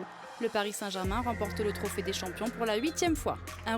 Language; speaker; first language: French; native; French